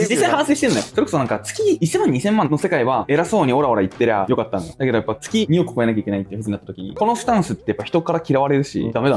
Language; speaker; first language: Japanese; native; Japanese